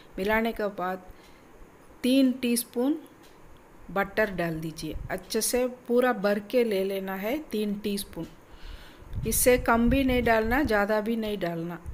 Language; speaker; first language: Hindi; non-native, local second language; Tamil